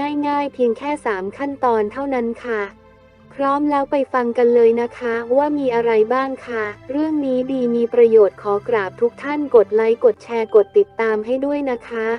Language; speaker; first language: Thai; native; Thai